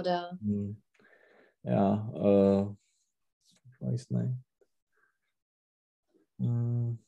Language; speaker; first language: German; non-native, learner; Czech